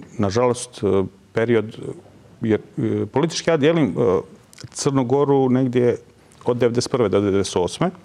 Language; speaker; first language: Serbian; non-native, local second language; Albanian